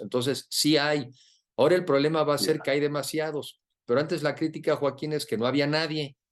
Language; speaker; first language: Spanish; native; Spanish